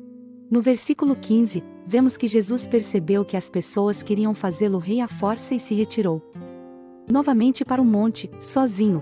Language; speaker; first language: Portuguese; native; Portuguese